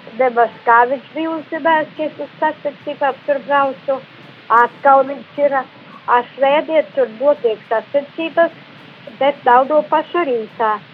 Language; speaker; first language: Latvian; native; Latvian